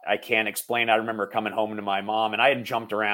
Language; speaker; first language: English; native; English